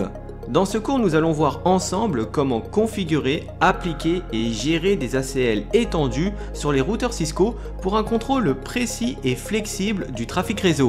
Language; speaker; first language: French; native; French